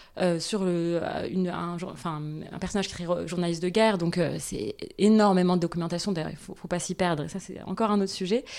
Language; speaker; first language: French; non-native, local second language; Arabic